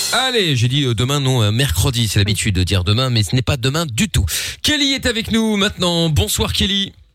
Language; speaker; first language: French; early bilingual, other home language; Portuguese